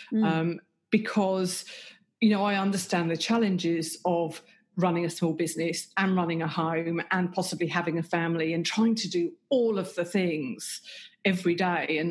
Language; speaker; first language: English; native; English